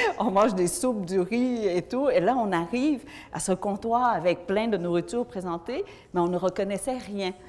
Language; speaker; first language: French; early bilingual, other home language; Vietnamese